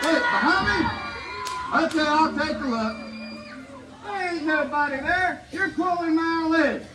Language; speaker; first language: English; native; English